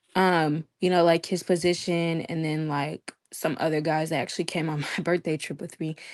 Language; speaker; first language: English; native; English